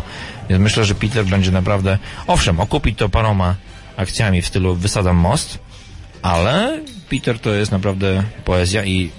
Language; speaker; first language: Polish; native; Polish